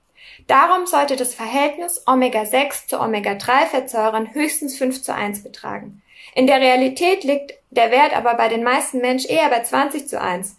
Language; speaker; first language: German; native; German